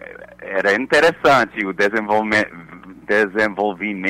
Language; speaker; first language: Portuguese; non-native, fluent; English